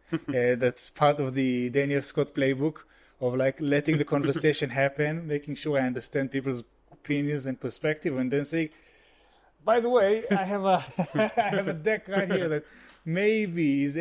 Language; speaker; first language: English; non-native, fluent; Hebrew